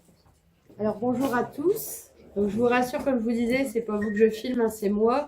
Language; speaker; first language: French; native; French